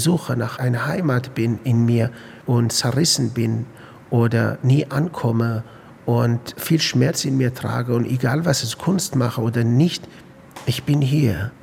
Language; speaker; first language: German; non-native, fluent; Arabic